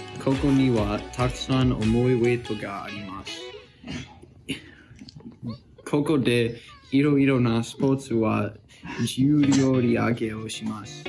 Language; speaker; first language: Japanese; non-native, learner; English